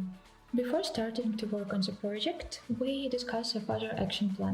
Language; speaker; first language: English; non-native, fluent; Ukrainian